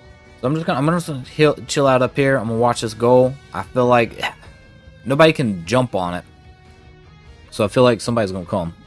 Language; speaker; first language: English; native; English